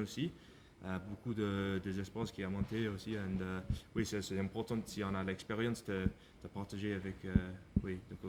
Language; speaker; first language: French; non-native, learner; English